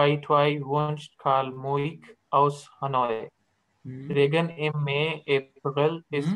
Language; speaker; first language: German; non-native, learner; Urdu